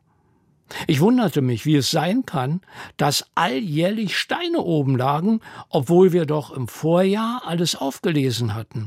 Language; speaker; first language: German; native; German